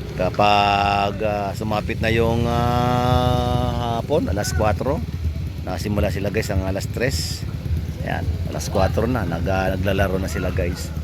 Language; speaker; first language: Filipino; non-native, local second language; Bikol